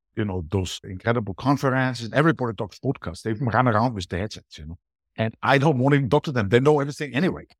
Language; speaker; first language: English; non-native, fluent; German